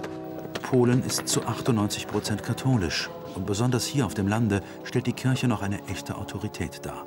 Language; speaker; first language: German; native; German